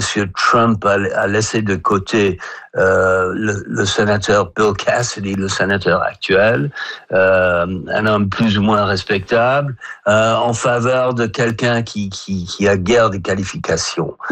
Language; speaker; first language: French; non-native, fluent; English